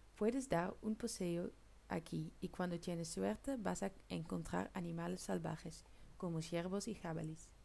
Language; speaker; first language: Spanish; non-native, learner; Dutch